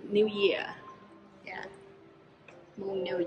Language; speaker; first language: English; non-native, learner; Lao